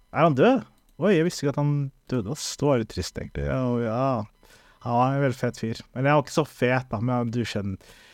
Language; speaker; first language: Norwegian; early bilingual, other home language; Somali